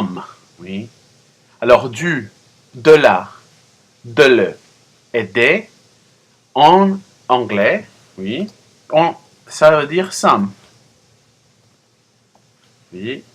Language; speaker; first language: French; non-native, fluent; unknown